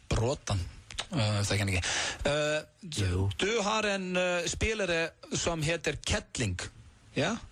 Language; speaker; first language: Swedish; non-native, learner; Icelandic